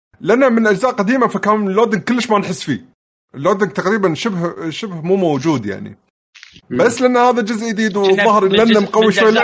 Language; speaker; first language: Arabic; native; Arabic